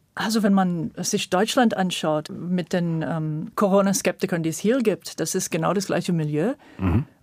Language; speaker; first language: German; non-native, fluent; English